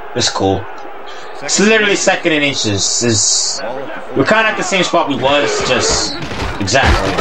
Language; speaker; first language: English; native; English